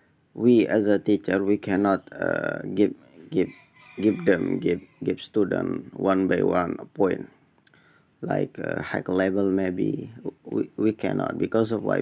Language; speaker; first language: English; non-native, learner; Indonesian